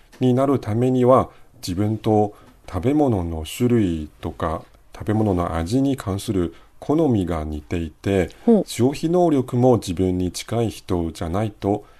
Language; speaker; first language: Japanese; non-native, fluent; Chinese